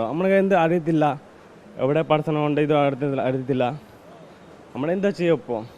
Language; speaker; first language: Malayalam; non-native, learner; Hindi